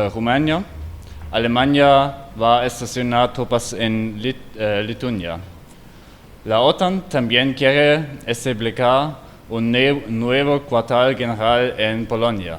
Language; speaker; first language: Spanish; non-native, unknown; German